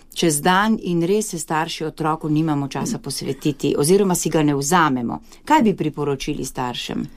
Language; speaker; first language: Slovenian; native; Slovenian